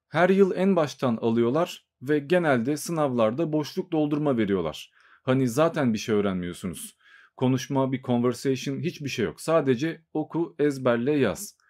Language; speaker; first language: Turkish; native; Turkish